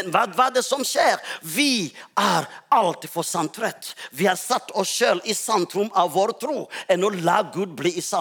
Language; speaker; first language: Swedish; non-native, learner; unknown